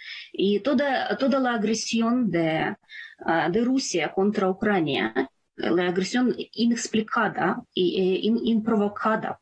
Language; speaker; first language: Spanish; non-native, fluent; Ukrainian